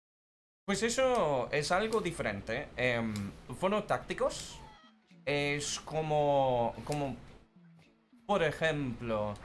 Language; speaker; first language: Spanish; non-native, fluent; English